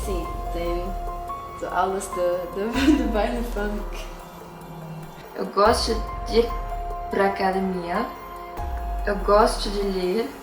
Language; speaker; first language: Portuguese; non-native, fluent; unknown